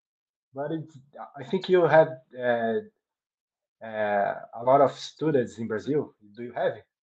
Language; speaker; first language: English; non-native, learner; Portuguese